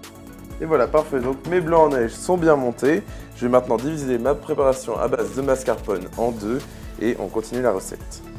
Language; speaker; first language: French; native; French